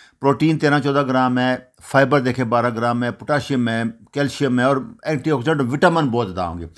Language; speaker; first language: Urdu; non-native, local second language; Punjabi